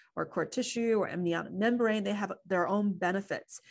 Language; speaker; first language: English; non-native, fluent; Chinese